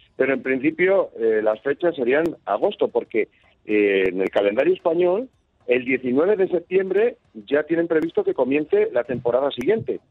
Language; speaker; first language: Spanish; native; Spanish